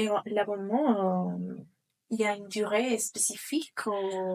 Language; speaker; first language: French; non-native, fluent; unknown